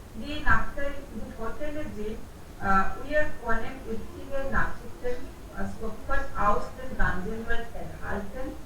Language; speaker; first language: German; non-native, learner; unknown